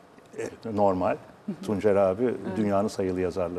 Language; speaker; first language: Turkish; native; Turkish